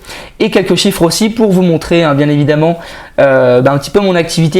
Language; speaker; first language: French; native; French